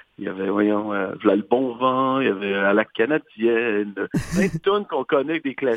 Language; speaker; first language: French; native; French